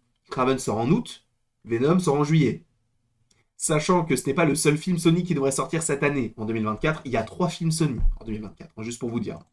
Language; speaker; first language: French; native; French